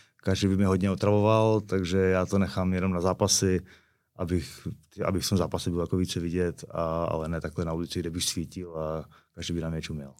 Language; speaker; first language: Czech; native; Czech